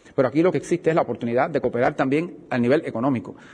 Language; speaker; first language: Spanish; early bilingual, heritage; Spanish